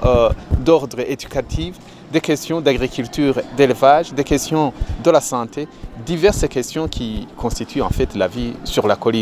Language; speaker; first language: French; non-native, local second language; Rundi